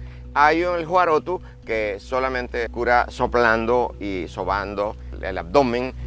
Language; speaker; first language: Spanish; native; Spanish